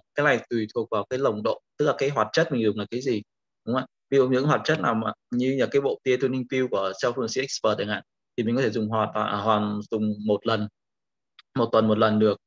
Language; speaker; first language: Vietnamese; native; Vietnamese